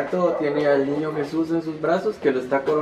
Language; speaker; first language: Spanish; native; Spanish